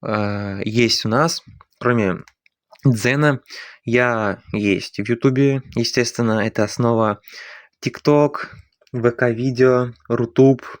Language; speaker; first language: Russian; native; Russian